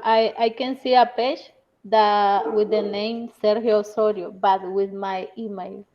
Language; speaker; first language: English; non-native, learner; Spanish